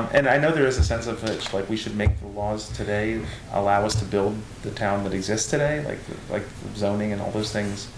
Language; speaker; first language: English; native; English